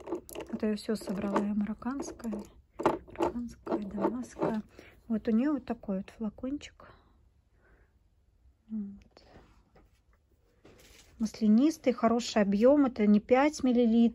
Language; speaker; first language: Russian; native; Russian